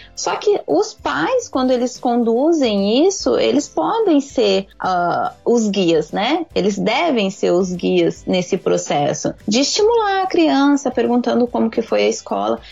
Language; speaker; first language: Portuguese; native; Portuguese